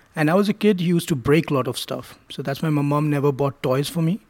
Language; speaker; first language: English; non-native, local second language; Hindi